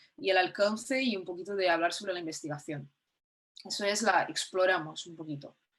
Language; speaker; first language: Spanish; non-native, fluent; Portuguese